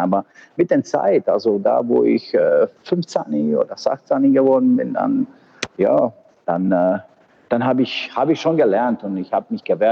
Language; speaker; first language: German; non-native, fluent; Bosnian